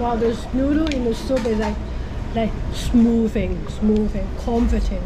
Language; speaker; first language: English; non-native, local second language; Cantonese